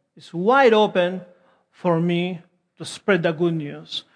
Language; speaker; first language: English; non-native, fluent; Spanish